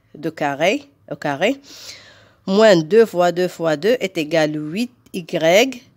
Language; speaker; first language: French; non-native, local second language; Arabic